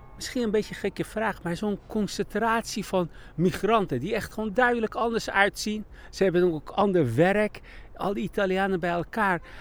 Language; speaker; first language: Dutch; early bilingual, other home language; Persian